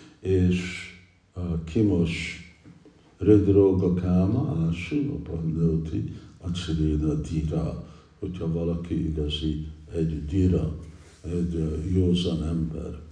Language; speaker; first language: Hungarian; early bilingual, heritage; English